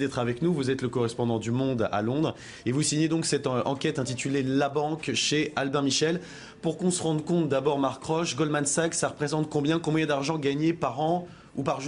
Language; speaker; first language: French; native; French